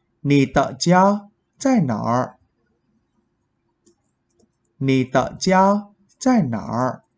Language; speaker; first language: Chinese; non-native, fluent; Vietnamese